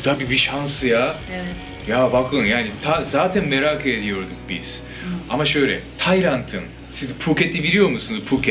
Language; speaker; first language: Turkish; non-native, fluent; Japanese